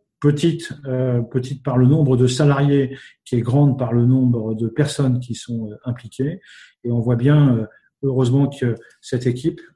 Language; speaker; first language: French; native; French